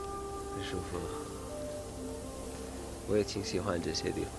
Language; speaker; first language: Chinese; non-native, learner; Turkish